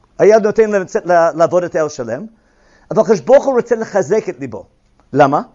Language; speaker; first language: Hebrew; non-native, fluent; English